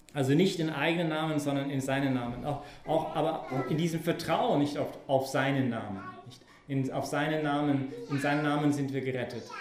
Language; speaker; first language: German; non-native, fluent; English